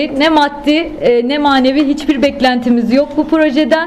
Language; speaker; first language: Turkish; native; Turkish